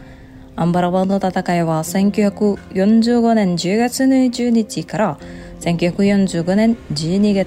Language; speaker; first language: Japanese; non-native, fluent; Indonesian